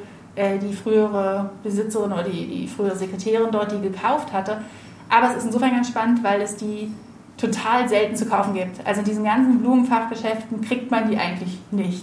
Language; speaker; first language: German; native; German